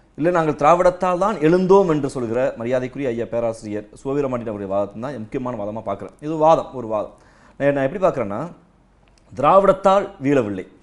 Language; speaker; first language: Tamil; native; Tamil